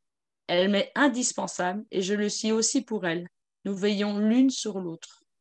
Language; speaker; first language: French; native; French